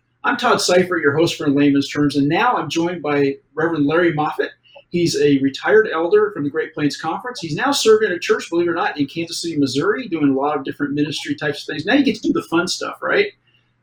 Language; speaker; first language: English; native; English